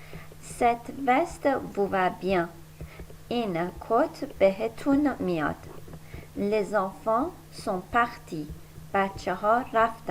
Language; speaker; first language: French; non-native, fluent; Persian